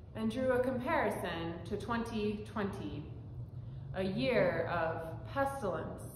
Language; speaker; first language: English; native; English